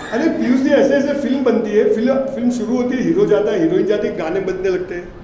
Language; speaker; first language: Hindi; non-native, local second language; Gujarati